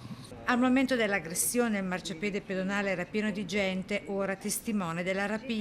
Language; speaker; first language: Italian; native; Italian